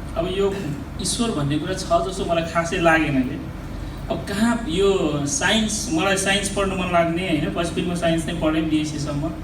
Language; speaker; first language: Nepali; native; Nepali